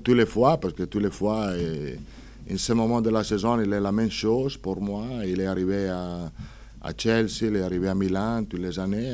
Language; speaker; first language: French; non-native, fluent; Italian